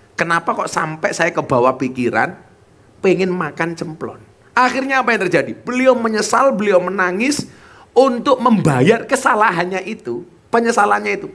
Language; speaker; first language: Indonesian; non-native, local second language; Javanese